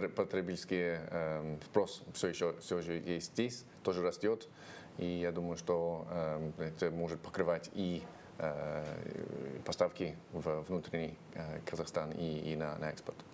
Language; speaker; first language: Russian; non-native, fluent; English